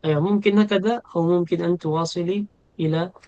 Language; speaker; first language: Arabic; non-native, fluent; Filipino